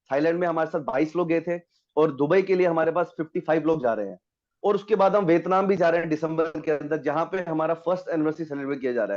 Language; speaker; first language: Hindi; native; Hindi